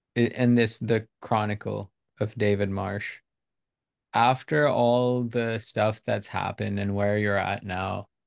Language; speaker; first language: English; non-native, local second language; Urdu